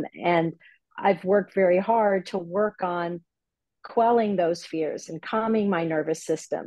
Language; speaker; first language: English; native; English